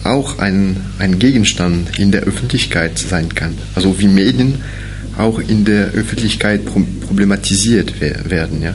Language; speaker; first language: German; non-native, fluent; French